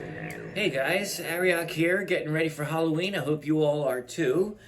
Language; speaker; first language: English; native; English